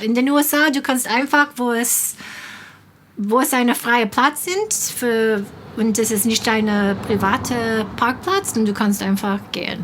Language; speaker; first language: German; non-native, fluent; English